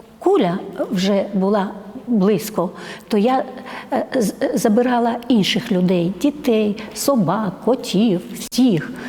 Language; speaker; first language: Ukrainian; non-native, fluent; Georgian